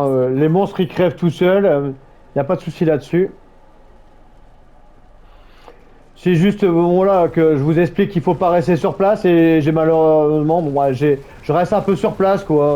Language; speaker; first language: French; native; French